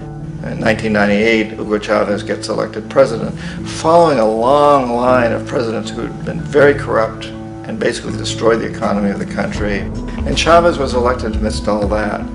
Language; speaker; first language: English; native; English